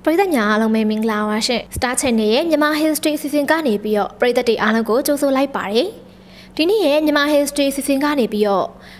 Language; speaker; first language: Burmese; native; Burmese